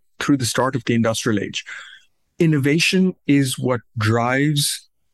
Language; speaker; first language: English; non-native, local second language; Urdu